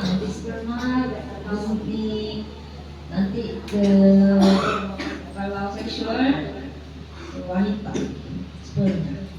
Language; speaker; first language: Indonesian; non-native, learner; Korean